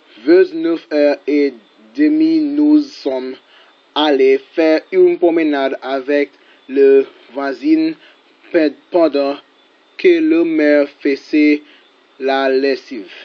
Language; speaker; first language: French; non-native, learner; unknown